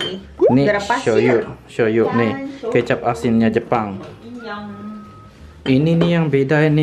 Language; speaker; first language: Indonesian; native; Indonesian